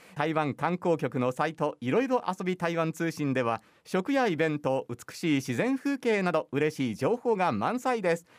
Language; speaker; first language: Japanese; native; Japanese